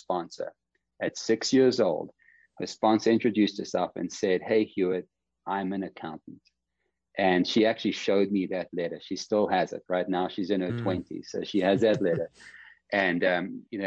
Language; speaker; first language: English; native; English